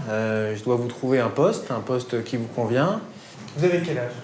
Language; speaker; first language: French; native; French